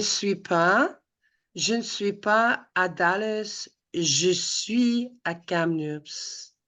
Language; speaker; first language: French; non-native, fluent; English